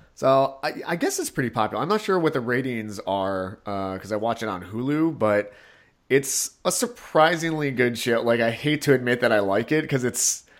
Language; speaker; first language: English; native; English